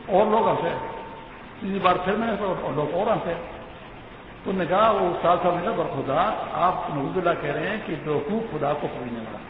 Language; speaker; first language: Urdu; non-native, local second language; Pashto